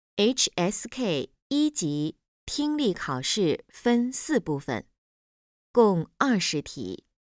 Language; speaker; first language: Chinese; native; Chinese